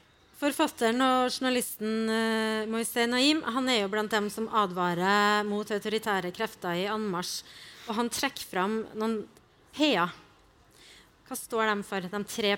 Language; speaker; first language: Norwegian; native; Norwegian